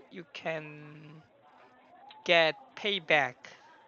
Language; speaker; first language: English; non-native, learner; Korean